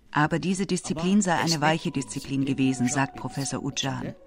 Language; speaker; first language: German; native; German